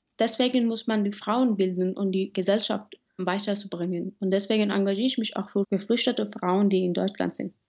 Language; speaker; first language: German; early bilingual, other home language; Persian